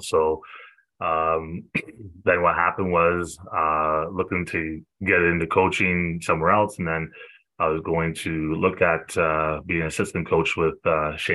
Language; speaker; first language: English; native; English